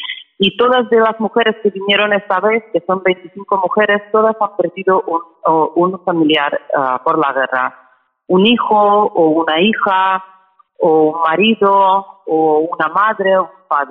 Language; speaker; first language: Spanish; non-native, fluent; Ukrainian